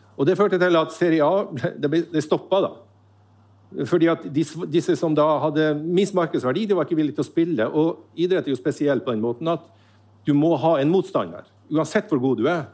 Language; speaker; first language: Norwegian; native; Norwegian